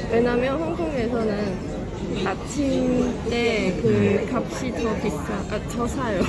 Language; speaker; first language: Korean; non-native, learner; Cantonese